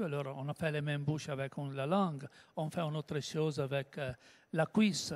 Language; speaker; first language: French; non-native, learner; Italian